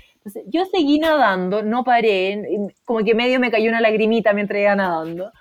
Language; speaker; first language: Spanish; native; Spanish